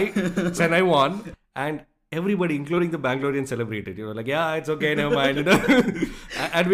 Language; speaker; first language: English; non-native, local second language; Tamil